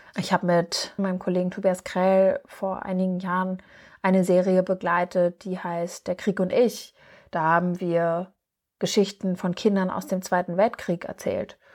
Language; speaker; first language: German; native; German